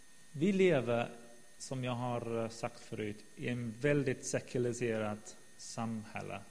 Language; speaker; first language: Swedish; non-native, fluent; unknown